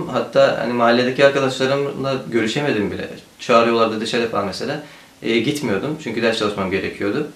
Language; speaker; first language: Turkish; early bilingual, heritage; Turkish